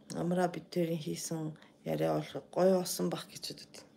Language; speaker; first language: Mongolian; non-native, fluent; Japanese